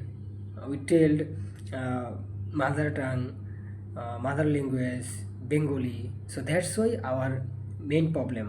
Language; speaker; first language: English; non-native, learner; Bangla